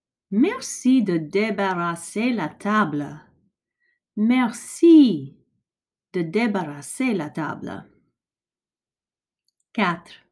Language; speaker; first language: French; non-native, fluent; English